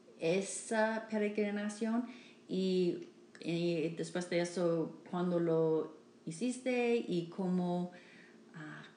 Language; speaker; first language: Spanish; non-native, learner; English